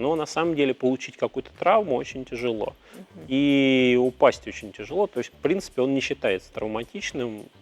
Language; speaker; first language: Russian; native; Russian